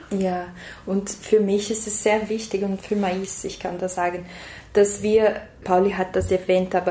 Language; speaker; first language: German; non-native, fluent; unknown